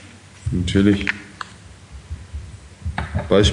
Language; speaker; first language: German; early bilingual, other home language; Ukrainian